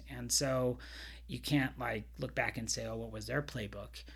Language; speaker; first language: English; native; English